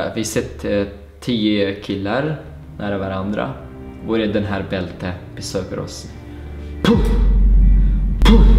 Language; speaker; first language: Swedish; non-native, fluent; Arabic